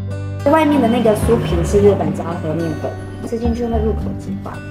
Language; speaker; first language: Chinese; native; Chinese